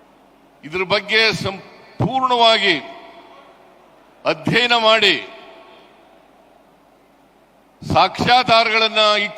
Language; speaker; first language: Kannada; native; Kannada